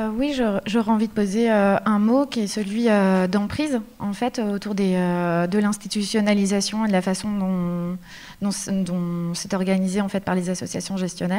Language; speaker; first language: French; native; French